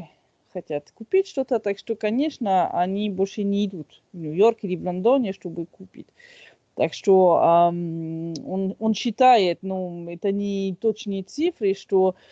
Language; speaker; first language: Russian; non-native, fluent; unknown